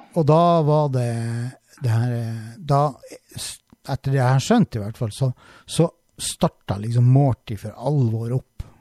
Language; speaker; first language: Norwegian; native; Norwegian